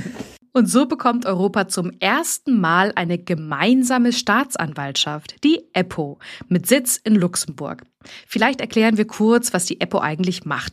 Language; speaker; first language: German; native; German